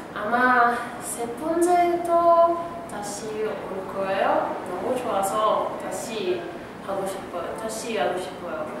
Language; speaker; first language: Korean; non-native, learner; Italian